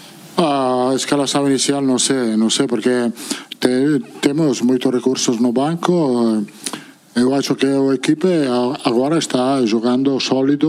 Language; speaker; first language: Portuguese; non-native, fluent; Italian